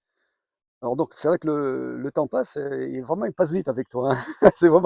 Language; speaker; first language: French; native; French